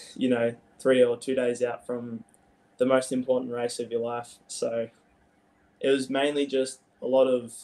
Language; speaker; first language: English; native; English